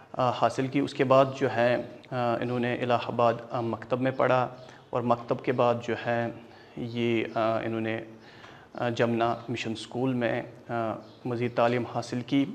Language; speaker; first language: Urdu; non-native, local second language; Kashmiri